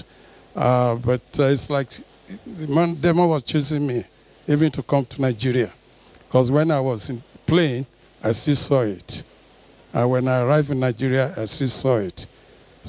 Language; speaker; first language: English; non-native, local second language; Yoruba